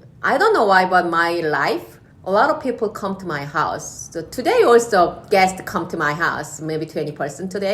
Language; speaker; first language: English; non-native, learner; Korean